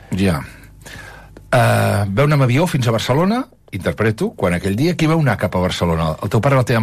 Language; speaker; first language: Catalan; native; Catalan